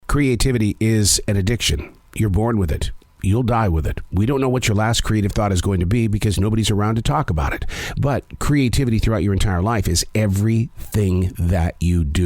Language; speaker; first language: English; native; English